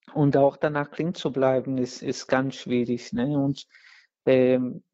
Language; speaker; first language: German; non-native, fluent; Portuguese